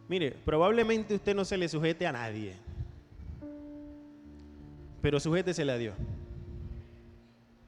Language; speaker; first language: Spanish; native; Spanish